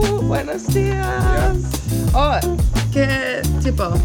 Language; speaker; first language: Spanish; non-native, learner; English